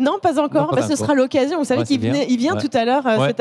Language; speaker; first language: French; native; French